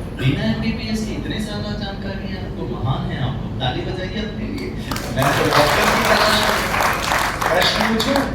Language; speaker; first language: Hindi; non-native, local second language; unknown